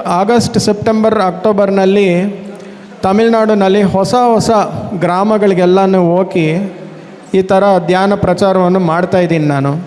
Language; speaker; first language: Kannada; non-native, local second language; Telugu